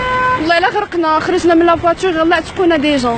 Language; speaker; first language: Arabic; native; Arabic